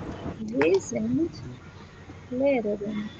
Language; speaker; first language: German; non-native, learner; Urdu